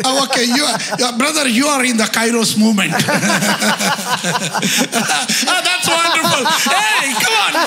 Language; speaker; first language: English; non-native, local second language; Malayalam